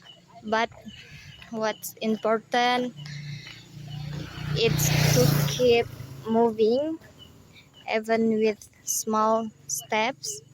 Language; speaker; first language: English; non-native, learner; Indonesian